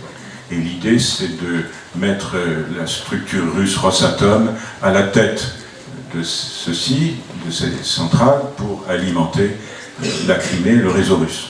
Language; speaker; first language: French; native; French